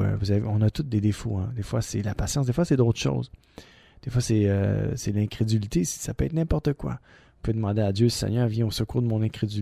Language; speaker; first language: French; native; French